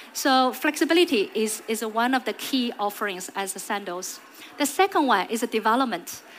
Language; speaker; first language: English; non-native, fluent; Chinese